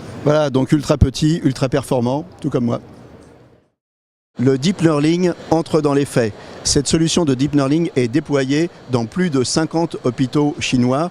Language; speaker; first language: French; native; French